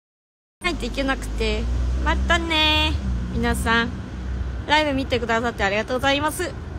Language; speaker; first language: Japanese; non-native, fluent; Korean